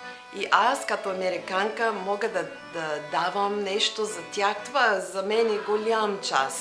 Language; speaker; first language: Bulgarian; non-native, learner; English